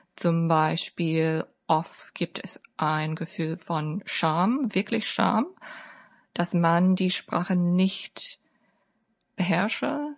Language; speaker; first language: German; non-native, fluent; Chinese